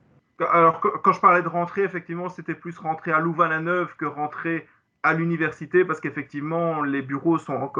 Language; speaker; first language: French; native; French